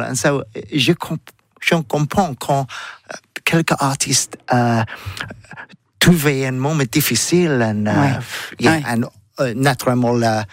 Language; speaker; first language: French; non-native, learner; English